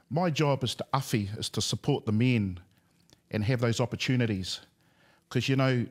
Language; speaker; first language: English; native; English